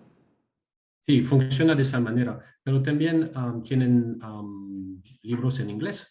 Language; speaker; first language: Spanish; non-native, fluent; French